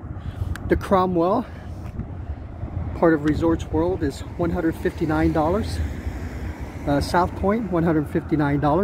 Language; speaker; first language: English; native; English